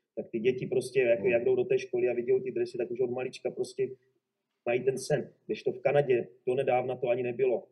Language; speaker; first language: Czech; native; Czech